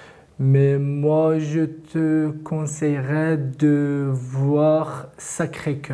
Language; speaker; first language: French; non-native, learner; Kurdish